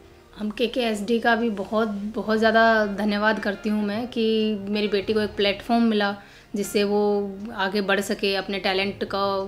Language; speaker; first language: Hindi; native; Hindi